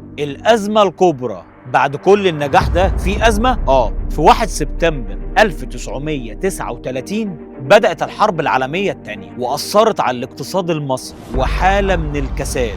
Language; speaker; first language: Arabic; native; Arabic